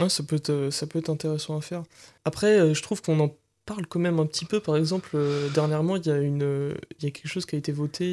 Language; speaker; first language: French; native; French